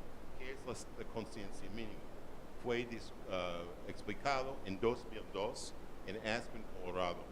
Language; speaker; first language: Spanish; non-native, learner; English